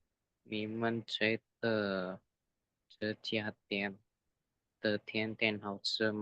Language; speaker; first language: Chinese; non-native, learner; Indonesian